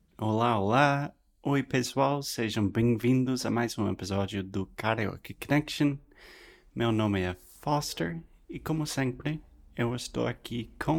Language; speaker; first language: Portuguese; non-native, fluent; English